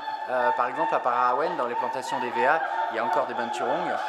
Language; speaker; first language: French; native; French